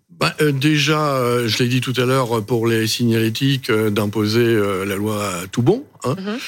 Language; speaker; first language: French; native; French